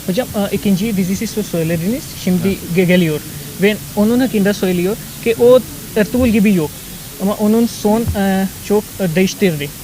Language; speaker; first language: Turkish; non-native, learner; Urdu